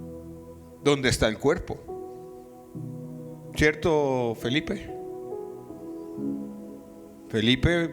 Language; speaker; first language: Spanish; native; Spanish